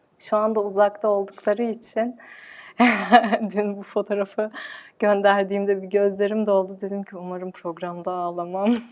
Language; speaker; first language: Turkish; early bilingual, heritage; Turkish